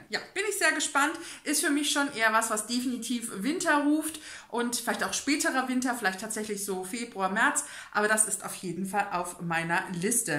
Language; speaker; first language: German; native; German